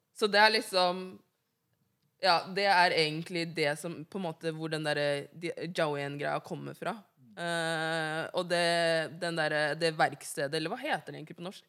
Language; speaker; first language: Norwegian; early bilingual, other home language; Wolof